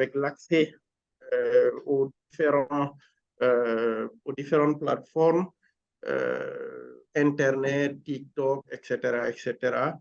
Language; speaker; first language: French; non-native, local second language; Wolof